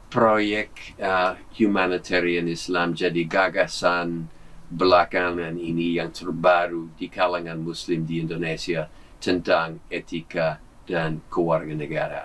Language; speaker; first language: Indonesian; non-native, fluent; English